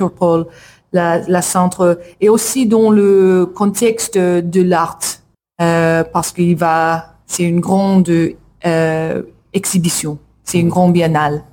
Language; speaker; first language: French; non-native, learner; English